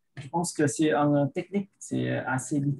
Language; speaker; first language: French; non-native, learner; Vietnamese